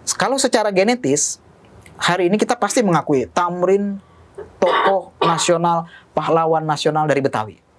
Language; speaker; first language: Indonesian; native; Indonesian